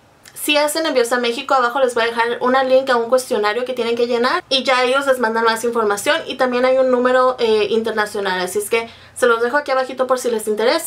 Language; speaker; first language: Spanish; native; Spanish